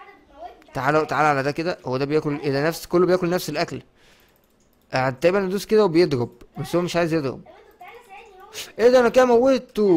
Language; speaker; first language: Arabic; native; Arabic